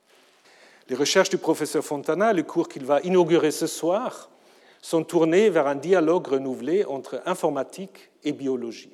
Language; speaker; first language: French; non-native, fluent; German